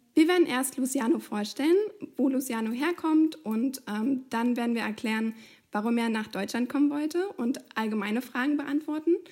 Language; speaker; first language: German; native; German